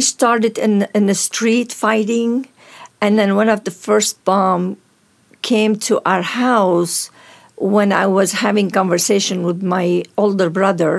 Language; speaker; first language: English; non-native, fluent; Arabic